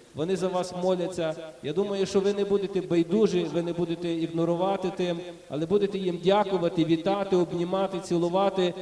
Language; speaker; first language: Ukrainian; native; Ukrainian